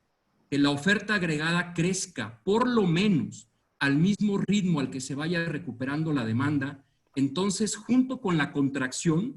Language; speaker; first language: Spanish; native; Spanish